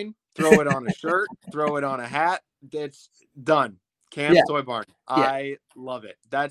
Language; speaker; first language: English; native; English